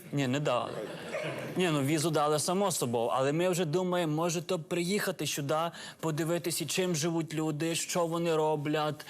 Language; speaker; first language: Ukrainian; early bilingual, heritage; Ukrainian